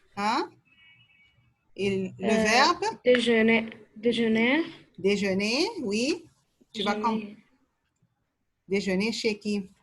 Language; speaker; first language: French; non-native, fluent; Arabic